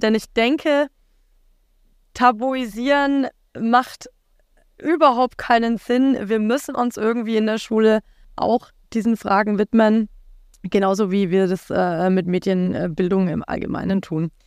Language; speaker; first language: German; native; German